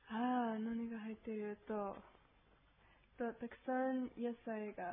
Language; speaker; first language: Japanese; non-native, learner; Spanish